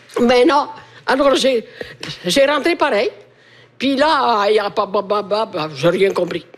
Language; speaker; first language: French; native; French